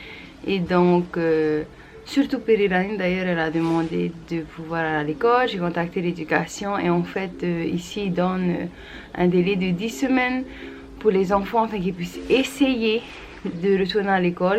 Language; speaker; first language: French; native; French